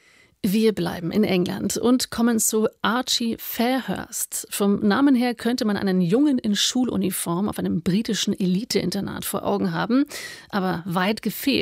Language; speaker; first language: German; native; German